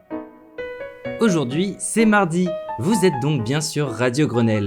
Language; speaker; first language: French; native; French